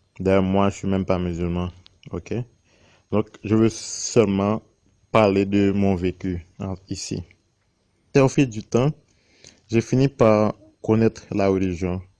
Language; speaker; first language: French; non-native, local second language; Haitian Creole